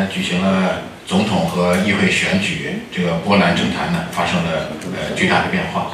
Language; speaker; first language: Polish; non-native, learner; Chinese